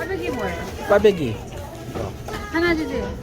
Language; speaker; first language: Korean; non-native, learner; Vietnamese